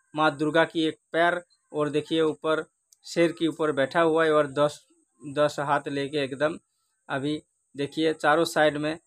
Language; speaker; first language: Hindi; non-native, local second language; Bangla